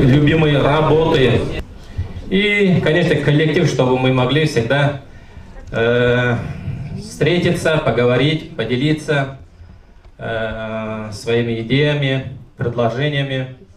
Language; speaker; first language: Russian; non-native, local second language; Kyrgyz